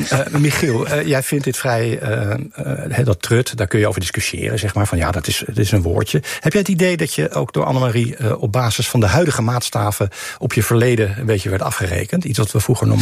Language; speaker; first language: Dutch; native; Dutch